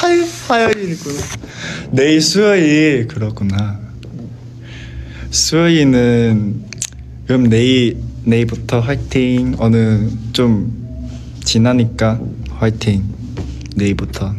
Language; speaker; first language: Korean; non-native, fluent; Chinese